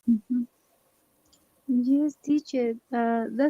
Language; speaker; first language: English; non-native, learner; Spanish